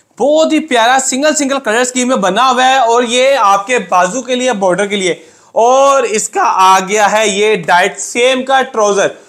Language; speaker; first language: Urdu; non-native, local second language; Punjabi